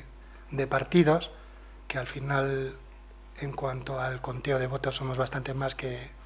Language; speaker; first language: Spanish; non-native, local second language; Basque